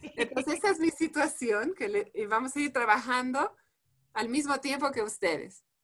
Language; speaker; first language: Spanish; non-native, fluent; French